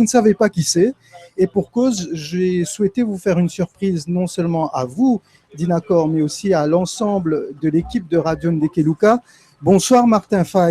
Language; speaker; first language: French; native; French